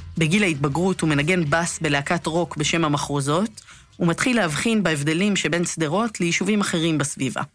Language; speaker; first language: Hebrew; native; Hebrew